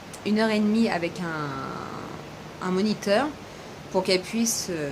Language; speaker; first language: French; native; French